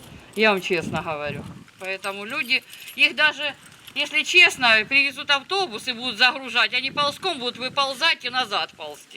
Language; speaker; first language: Russian; native; Russian